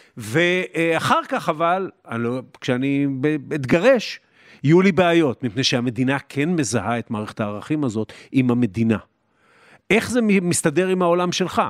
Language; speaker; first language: Hebrew; native; Hebrew